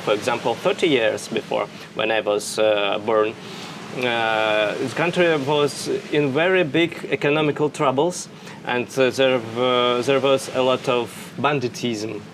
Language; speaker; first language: English; non-native, fluent; Russian